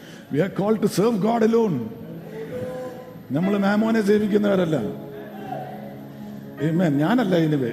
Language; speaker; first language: English; non-native, local second language; Malayalam